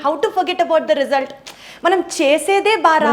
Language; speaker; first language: Telugu; native; Telugu